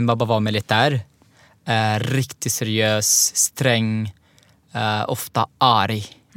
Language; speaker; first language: Swedish; non-native, fluent; Arabic